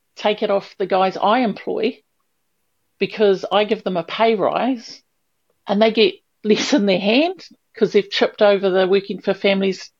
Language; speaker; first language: English; native; English